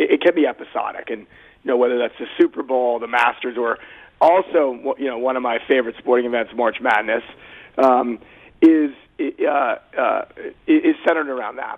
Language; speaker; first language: English; native; English